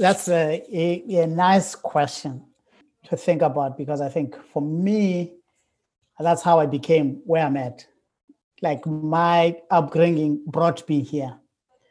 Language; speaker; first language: English; non-native, local second language; Xhosa